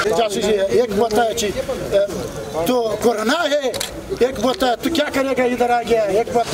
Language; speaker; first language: Hindi; non-native, learner; Pashto